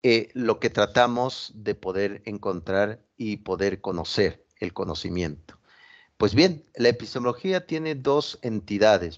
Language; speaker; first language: Spanish; native; Spanish